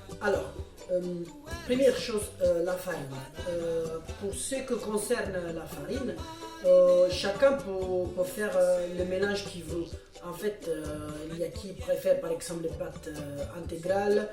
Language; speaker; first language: French; non-native, fluent; Italian